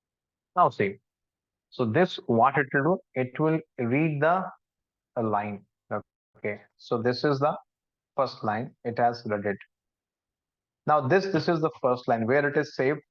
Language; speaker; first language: English; non-native, local second language; Hindi